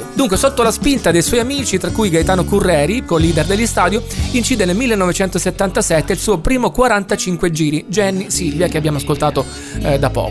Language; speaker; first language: Italian; native; Italian